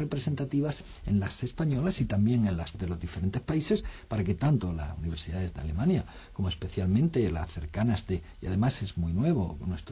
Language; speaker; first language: Spanish; native; Spanish